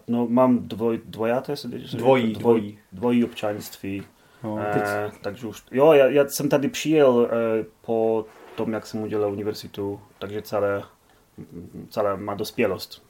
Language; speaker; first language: Czech; non-native, learner; Polish